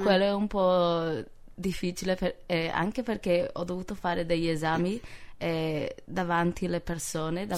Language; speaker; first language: Italian; non-native, fluent; English